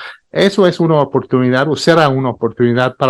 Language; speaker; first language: Spanish; non-native, fluent; English